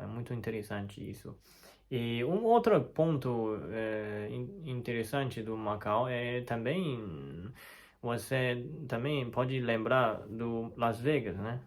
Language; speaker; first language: Portuguese; non-native, fluent; Chinese